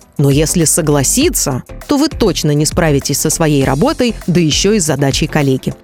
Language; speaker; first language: Russian; native; Russian